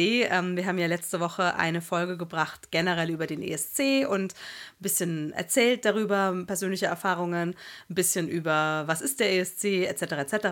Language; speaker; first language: German; native; German